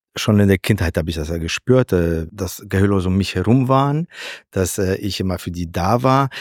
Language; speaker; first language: German; non-native, fluent; Polish